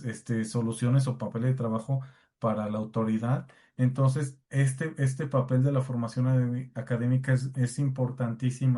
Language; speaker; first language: Spanish; native; Spanish